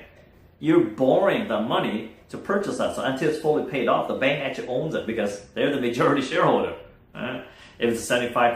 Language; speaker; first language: English; non-native, fluent; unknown